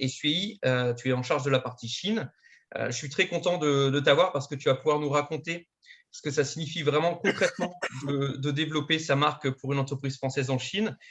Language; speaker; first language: French; native; French